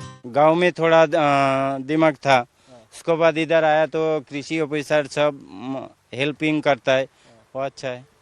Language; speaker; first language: Hindi; non-native, local second language; Odia